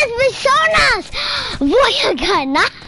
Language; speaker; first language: Spanish; early bilingual, heritage; Spanish